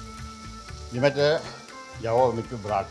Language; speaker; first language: German; non-native, learner; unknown